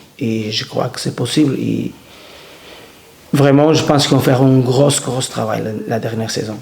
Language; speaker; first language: French; non-native, learner; Portuguese